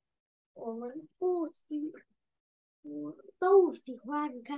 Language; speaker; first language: Chinese; non-native, learner; Vietnamese